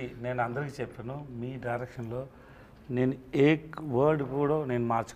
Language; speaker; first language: Telugu; non-native, learner; Tamil